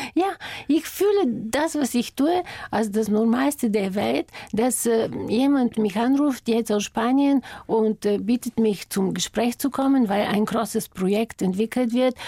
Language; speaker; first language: German; non-native, fluent; Bulgarian